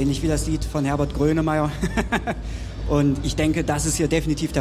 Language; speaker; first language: German; native; German